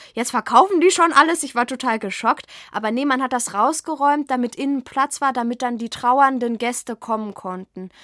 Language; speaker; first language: German; native; German